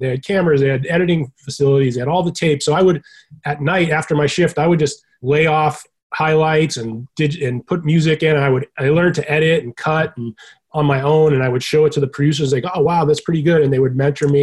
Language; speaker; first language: English; native; English